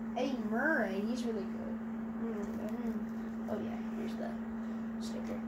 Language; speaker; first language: English; native; English